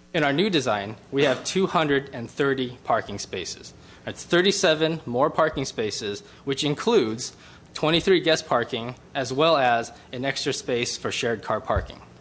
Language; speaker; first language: English; native; English